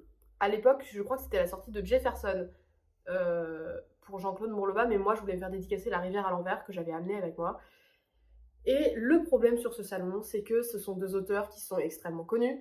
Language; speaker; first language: French; native; French